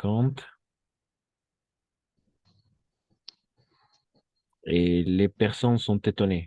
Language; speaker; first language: French; non-native, fluent; Spanish